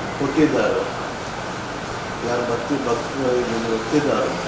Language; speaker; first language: Kannada; native; Kannada